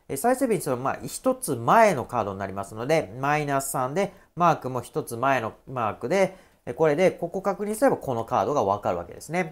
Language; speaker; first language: Japanese; native; Japanese